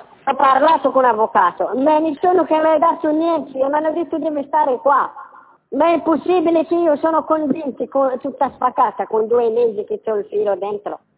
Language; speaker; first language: Italian; non-native, learner; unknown